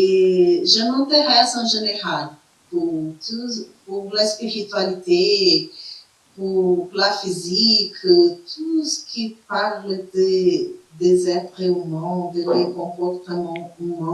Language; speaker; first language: French; non-native, fluent; Portuguese